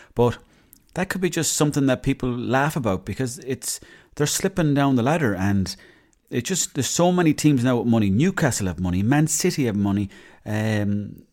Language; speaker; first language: English; native; English